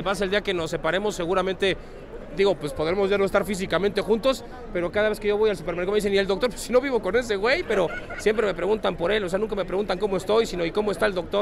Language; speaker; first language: Spanish; native; Spanish